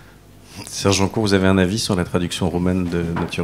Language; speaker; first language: French; native; French